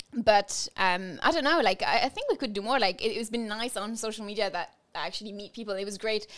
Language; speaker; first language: English; non-native, fluent; French